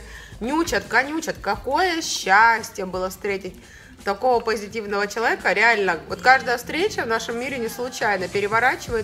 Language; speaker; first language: Russian; native; Russian